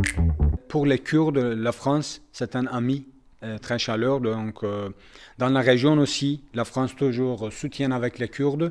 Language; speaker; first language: French; non-native, learner; Kurdish